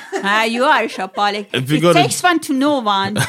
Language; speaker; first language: English; non-native, fluent; Swedish